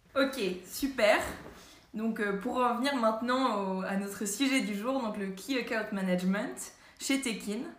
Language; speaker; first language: French; native; French